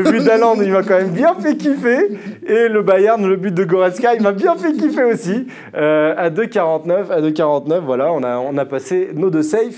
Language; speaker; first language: French; native; French